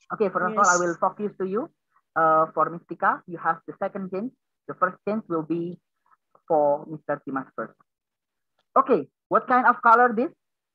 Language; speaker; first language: English; non-native, learner; Indonesian